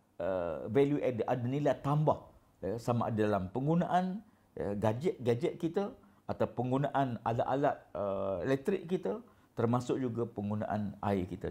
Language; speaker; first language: Malay; native; Malay